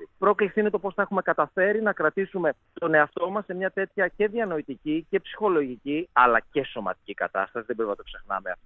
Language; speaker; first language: Greek; native; Greek